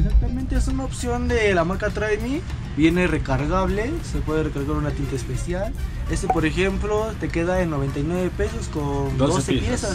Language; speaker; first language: Spanish; native; Spanish